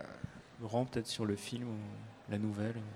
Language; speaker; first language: French; native; French